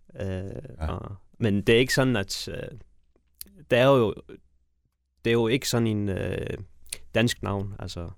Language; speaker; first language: Danish; early bilingual, other home language; Persian